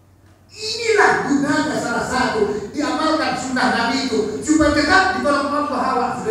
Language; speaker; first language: Indonesian; native; Indonesian